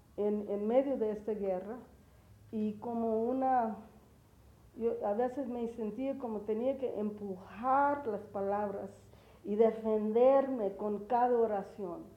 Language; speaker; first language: Spanish; early bilingual, heritage; English